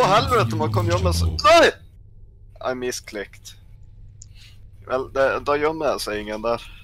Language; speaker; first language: Norwegian; native; Norwegian